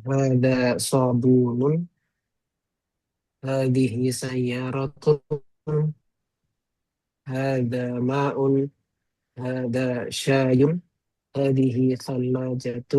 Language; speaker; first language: Arabic; non-native, learner; Indonesian